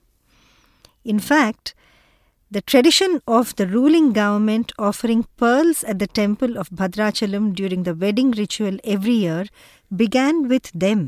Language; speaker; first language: English; non-native, local second language; Telugu